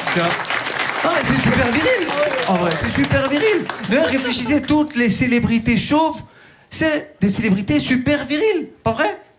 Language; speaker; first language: French; early bilingual, other home language; Turkish